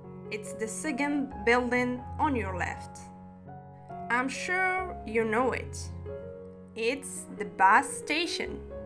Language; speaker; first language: English; non-native, fluent; Arabic